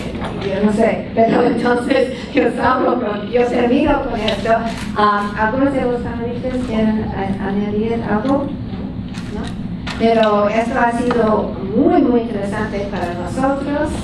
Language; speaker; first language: Spanish; non-native, fluent; English